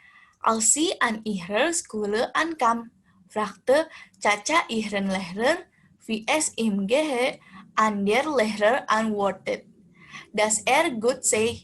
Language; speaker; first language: German; non-native, learner; Indonesian